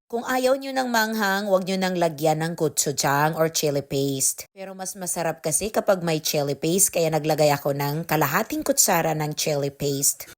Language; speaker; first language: Filipino; native; Filipino